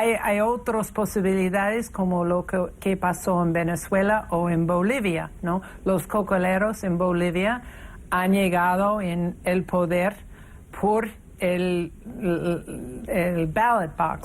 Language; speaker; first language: Spanish; non-native, fluent; English